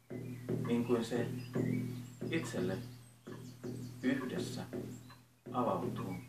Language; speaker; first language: Finnish; native; Finnish